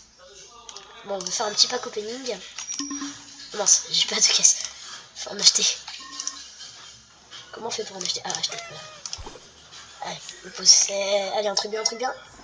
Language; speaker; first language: French; native; French